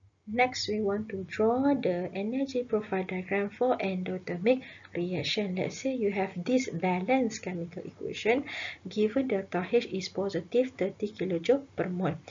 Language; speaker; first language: English; non-native, local second language; Malay